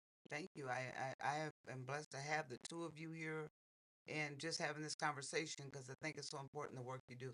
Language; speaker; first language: English; native; English